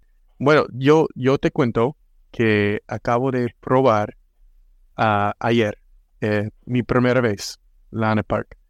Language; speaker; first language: Spanish; non-native, fluent; English